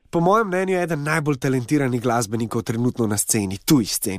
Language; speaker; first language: Slovenian; native; Slovenian